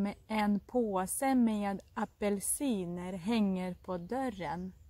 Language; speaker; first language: Swedish; non-native, fluent; Russian